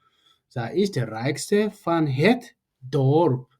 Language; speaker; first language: Dutch; non-native, learner; Tigrinya